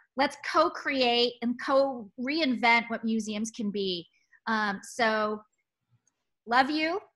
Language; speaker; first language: English; native; English